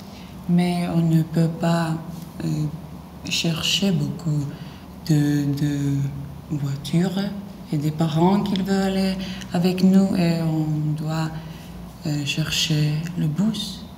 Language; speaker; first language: French; non-native, learner; Lithuanian